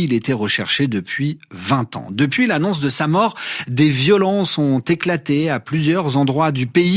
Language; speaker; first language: French; native; French